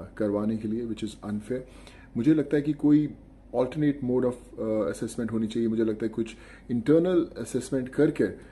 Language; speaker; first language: Hindi; non-native, local second language; Punjabi